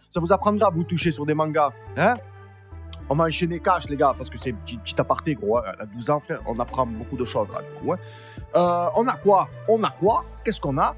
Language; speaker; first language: French; native; French